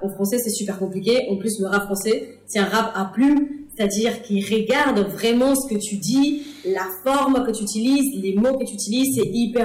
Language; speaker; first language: French; non-native, fluent; English